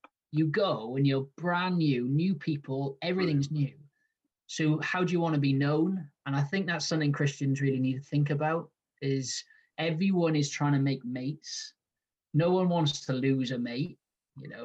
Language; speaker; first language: English; native; English